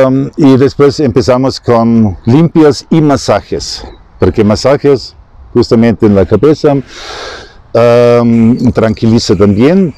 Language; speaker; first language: Spanish; non-native, learner; German